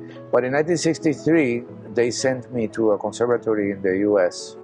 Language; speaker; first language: English; non-native, fluent; Spanish